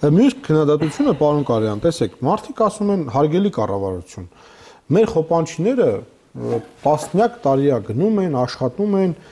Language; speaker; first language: Armenian; native; Armenian